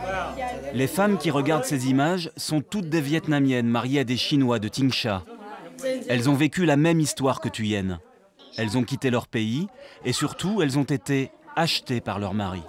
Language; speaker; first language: French; native; French